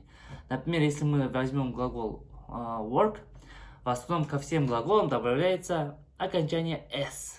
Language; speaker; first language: Russian; non-native, local second language; Kazakh